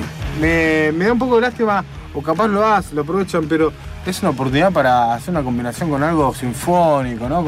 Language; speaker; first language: Spanish; native; Spanish